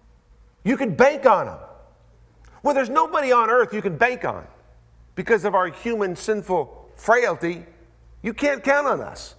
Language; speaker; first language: English; native; English